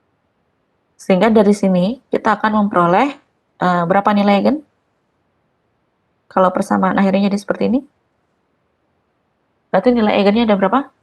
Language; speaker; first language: Indonesian; native; Indonesian